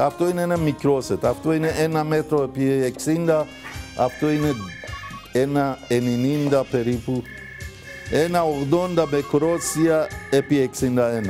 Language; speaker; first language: Greek; non-native, fluent; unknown